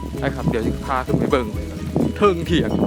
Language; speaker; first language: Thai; non-native, local second language; Northeastern Thai